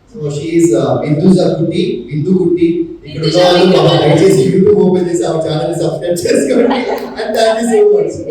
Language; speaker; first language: Telugu; native; Telugu